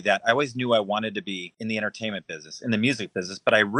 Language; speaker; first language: English; native; English